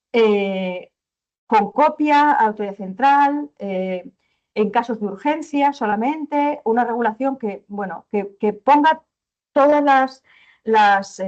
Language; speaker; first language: Spanish; native; Spanish